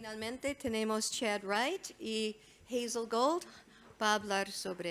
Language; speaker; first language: Spanish; non-native, fluent; English